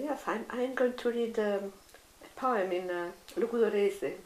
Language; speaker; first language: English; non-native, fluent; Italian